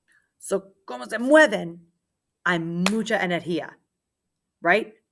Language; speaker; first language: Spanish; non-native, learner; English